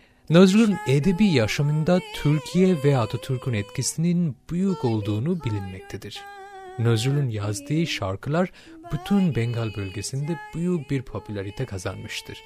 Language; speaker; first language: Turkish; non-native, fluent; Bangla